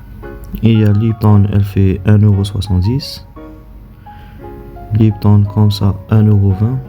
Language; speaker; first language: French; non-native, local second language; Arabic